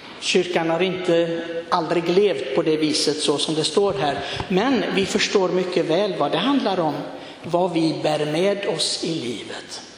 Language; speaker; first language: Swedish; non-native, fluent; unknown